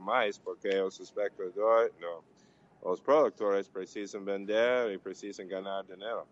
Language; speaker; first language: Portuguese; non-native, learner; English